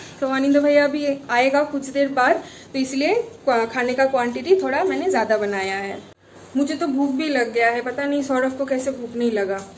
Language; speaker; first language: Hindi; non-native, local second language; Bangla